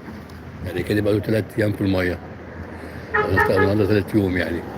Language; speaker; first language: Arabic; native; Arabic